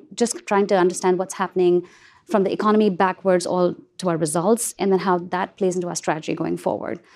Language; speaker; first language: English; non-native, local second language; Hindi